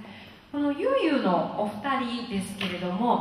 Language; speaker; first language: Japanese; native; Japanese